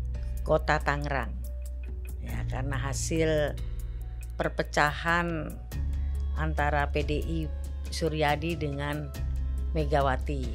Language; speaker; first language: Indonesian; native; Indonesian